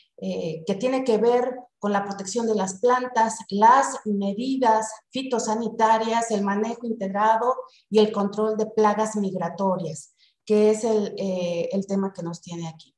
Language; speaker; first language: Spanish; native; Spanish